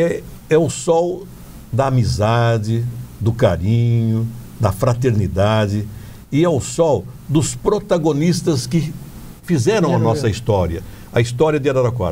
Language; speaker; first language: Portuguese; native; Portuguese